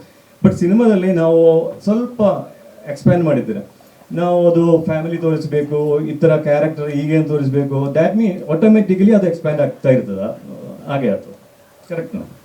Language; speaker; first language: Kannada; non-native, local second language; Malayalam